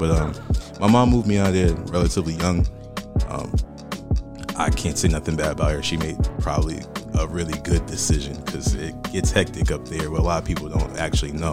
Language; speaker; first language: English; native; English